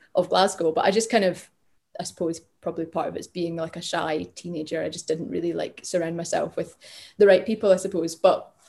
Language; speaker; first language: English; native; English